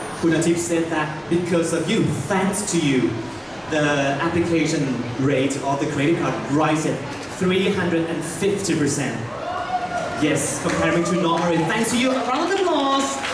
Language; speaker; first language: English; non-native, fluent; Thai